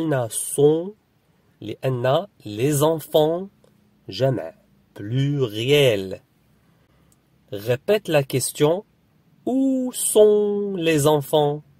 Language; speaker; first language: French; non-native, fluent; Arabic